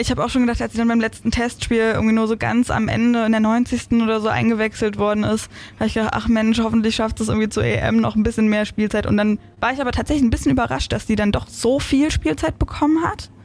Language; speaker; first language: German; native; German